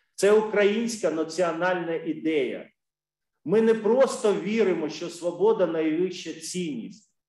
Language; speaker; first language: Ukrainian; native; Ukrainian